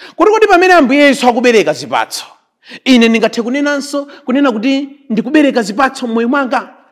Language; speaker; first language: Nyanja; native; Nyanja